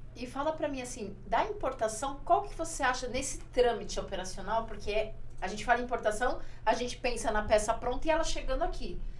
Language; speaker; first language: Portuguese; native; Portuguese